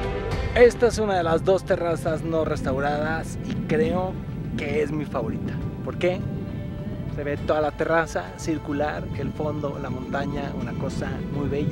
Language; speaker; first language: Spanish; native; Spanish